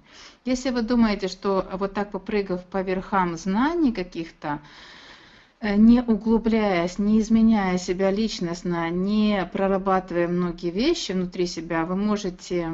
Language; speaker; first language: Russian; native; Russian